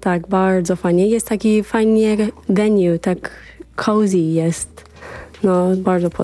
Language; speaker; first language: Polish; early bilingual, heritage; English